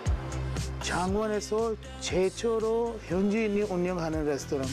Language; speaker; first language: Korean; non-native, fluent; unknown